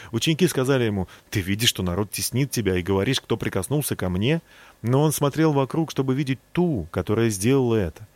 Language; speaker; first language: Russian; native; Russian